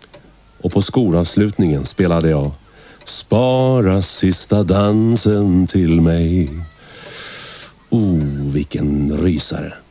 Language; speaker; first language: Swedish; native; Swedish